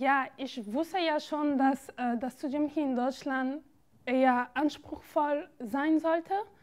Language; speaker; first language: German; non-native, fluent; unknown